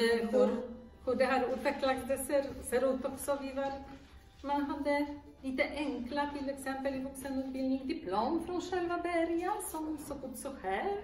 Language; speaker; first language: Swedish; non-native, fluent; Polish